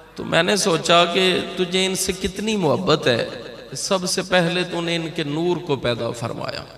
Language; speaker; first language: Urdu; non-native, local second language; Punjabi